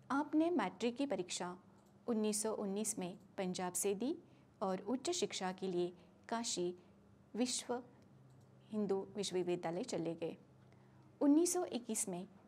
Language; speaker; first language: Hindi; non-native, local second language; Marathi